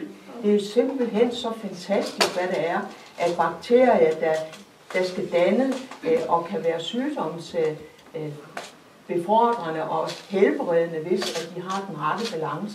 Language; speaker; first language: Danish; native; Danish